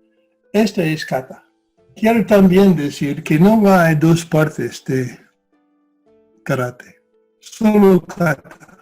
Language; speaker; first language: Spanish; non-native, fluent; English